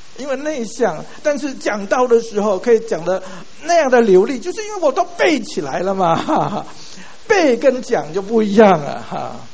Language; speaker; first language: Chinese; non-native, local second language; Min Nan Chinese